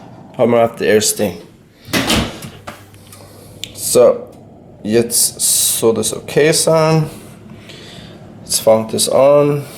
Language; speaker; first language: German; non-native, learner; English